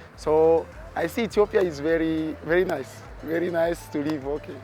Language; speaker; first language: English; non-native, learner; French